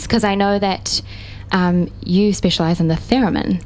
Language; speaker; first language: English; native; English